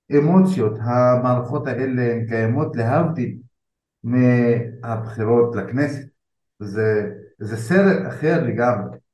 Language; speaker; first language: Hebrew; non-native, local second language; Arabic